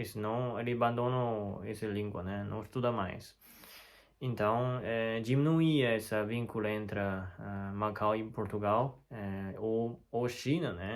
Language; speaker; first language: Portuguese; non-native, fluent; Chinese